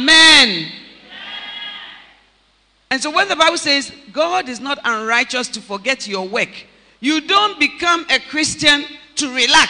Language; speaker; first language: English; non-native, local second language; Akan